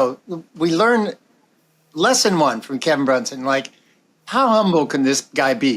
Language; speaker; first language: English; native; English